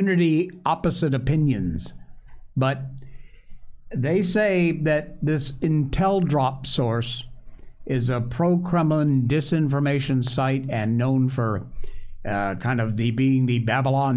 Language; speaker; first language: English; native; English